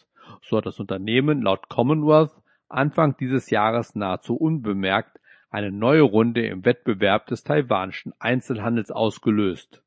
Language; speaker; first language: German; native; German